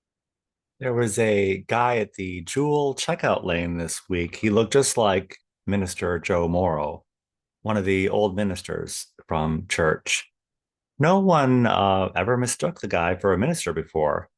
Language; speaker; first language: English; native; English